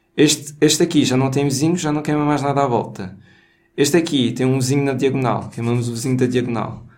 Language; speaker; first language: Portuguese; native; Portuguese